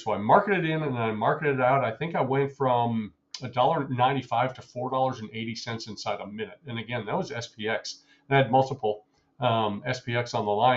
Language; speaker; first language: English; native; English